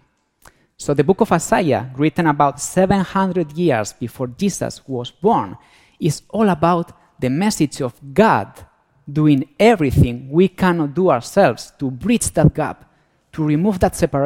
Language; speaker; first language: English; non-native, fluent; Spanish